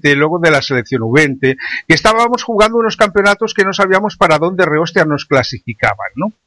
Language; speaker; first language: Spanish; native; Spanish